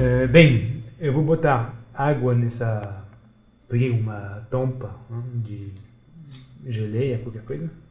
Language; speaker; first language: Portuguese; non-native, fluent; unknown